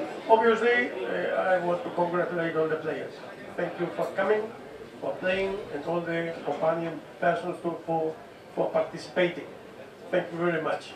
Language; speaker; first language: English; non-native, fluent; Spanish